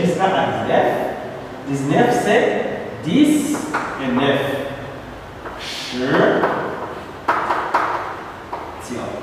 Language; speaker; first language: French; non-native, local second language; Rundi